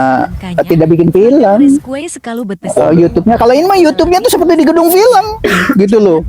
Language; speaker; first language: Indonesian; native; Indonesian